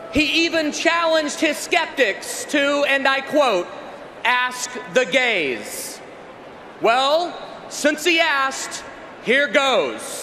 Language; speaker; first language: English; native; English